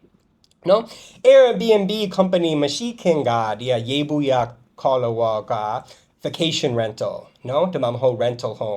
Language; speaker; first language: Burmese; non-native, fluent; English